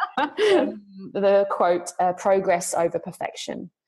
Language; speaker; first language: English; native; English